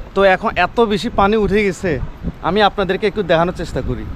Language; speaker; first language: Bangla; native; Bangla